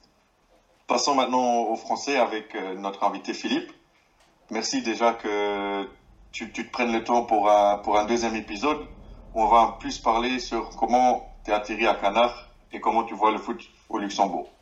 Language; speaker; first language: French; non-native, local second language; Luxembourgish